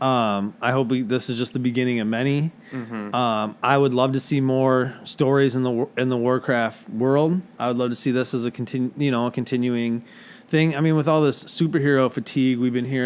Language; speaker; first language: English; native; English